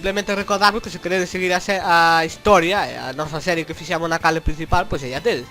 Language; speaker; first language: Galician; non-native, local second language; Spanish